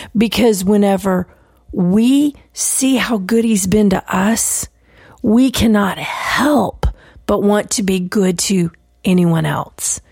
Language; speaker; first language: English; native; English